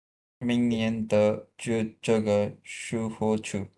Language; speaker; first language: Chinese; non-native, learner; Urdu